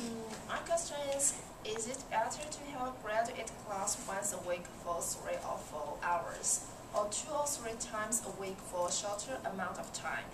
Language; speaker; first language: English; non-native, learner; Chinese